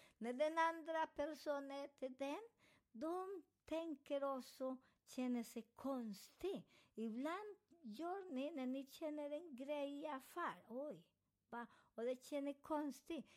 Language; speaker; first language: Swedish; non-native, fluent; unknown